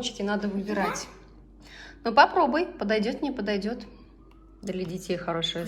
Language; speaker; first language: Russian; native; Russian